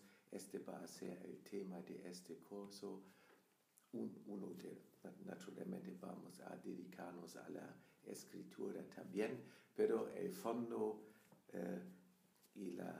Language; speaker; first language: Spanish; non-native, fluent; German